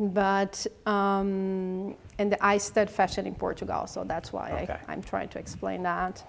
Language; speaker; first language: English; non-native, learner; Portuguese